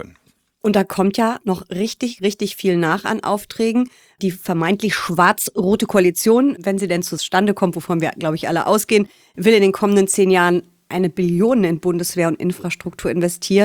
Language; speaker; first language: German; native; German